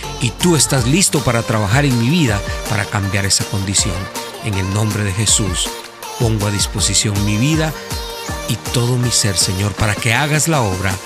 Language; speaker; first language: Spanish; native; Spanish